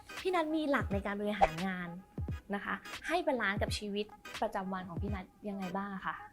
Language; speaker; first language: Thai; native; Thai